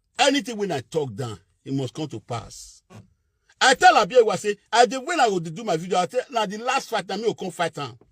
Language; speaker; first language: Nigerian Pidgin; native; Nigerian Pidgin